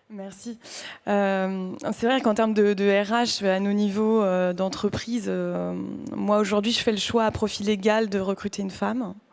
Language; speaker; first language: French; native; French